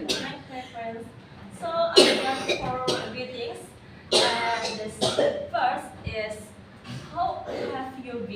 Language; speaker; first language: English; non-native, learner; Indonesian